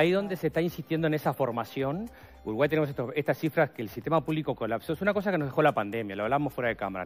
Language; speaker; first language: Spanish; native; Spanish